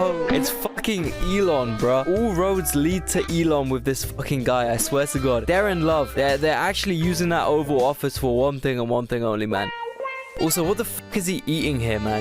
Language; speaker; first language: English; native; English